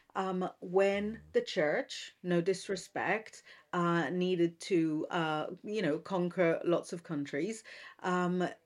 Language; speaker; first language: English; non-native, fluent; Hebrew